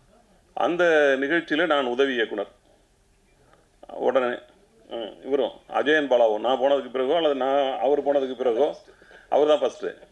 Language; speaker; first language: Tamil; native; Tamil